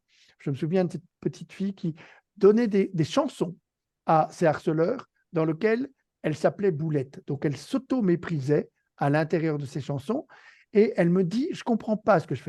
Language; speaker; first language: French; native; French